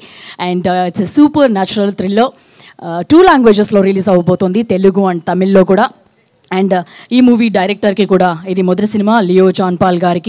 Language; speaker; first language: Telugu; native; Telugu